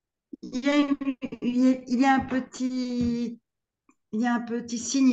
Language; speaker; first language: French; non-native, fluent; Spanish